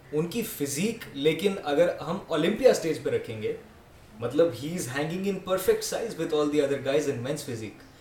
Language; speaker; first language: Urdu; native; Urdu